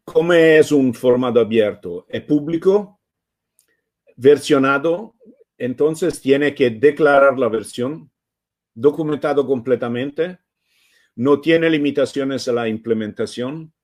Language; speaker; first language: Spanish; non-native, fluent; Italian